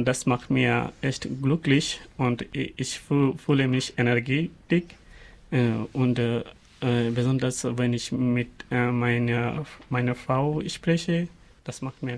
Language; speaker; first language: German; non-native, learner; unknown